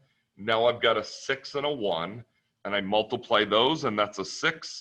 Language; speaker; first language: English; native; English